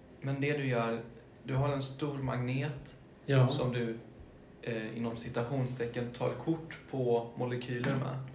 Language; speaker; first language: Swedish; early bilingual, other home language; German